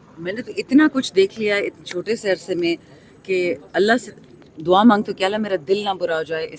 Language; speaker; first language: Urdu; non-native, local second language; Pashto